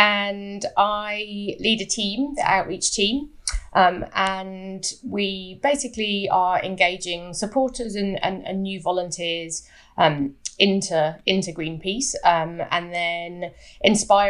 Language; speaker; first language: English; native; English